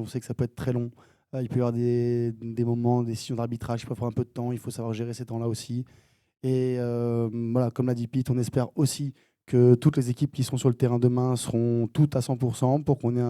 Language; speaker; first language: French; native; French